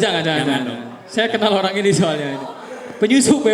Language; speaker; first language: Indonesian; native; Indonesian